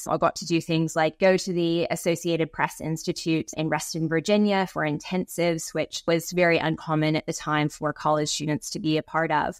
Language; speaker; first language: English; native; English